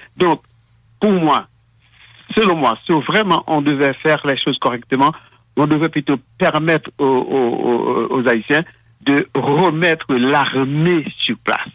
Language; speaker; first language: French; non-native, local second language; Haitian Creole